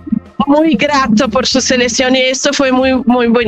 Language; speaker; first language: Spanish; non-native, fluent; Portuguese